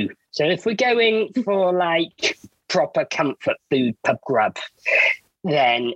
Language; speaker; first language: English; native; English